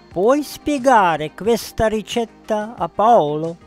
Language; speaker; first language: Italian; non-native, fluent; Czech